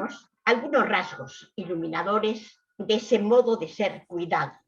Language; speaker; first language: Spanish; native; Spanish